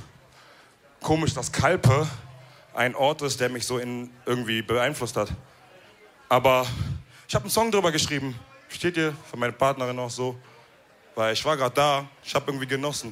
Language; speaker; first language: German; early bilingual, other home language; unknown